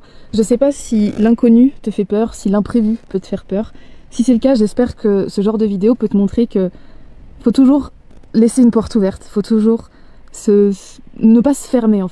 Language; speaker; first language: French; native; French